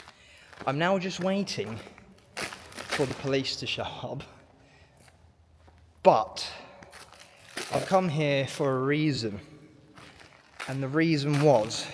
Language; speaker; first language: English; native; English